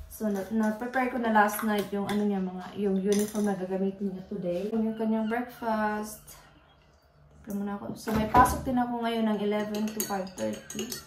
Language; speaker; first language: Filipino; native; Filipino